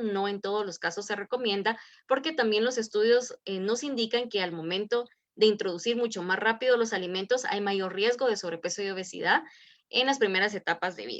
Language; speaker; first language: Spanish; native; Spanish